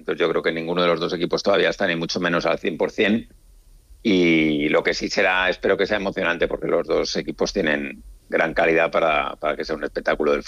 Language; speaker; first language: Spanish; native; Spanish